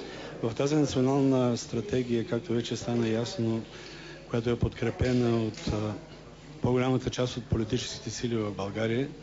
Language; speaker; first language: Bulgarian; native; Bulgarian